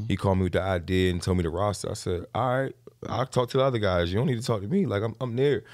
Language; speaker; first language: English; native; English